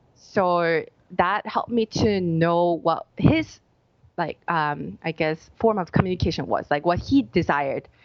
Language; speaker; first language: English; native; English